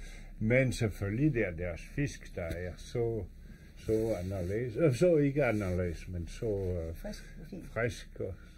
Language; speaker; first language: Danish; non-native, fluent; French